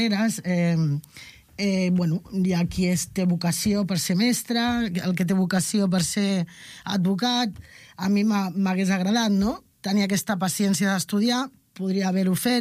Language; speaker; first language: Catalan; native; Catalan